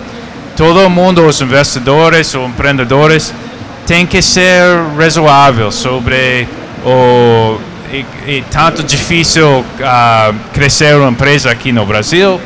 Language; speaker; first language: Portuguese; non-native, fluent; English